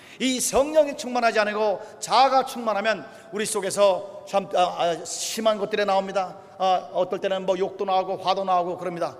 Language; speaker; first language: Korean; native; Korean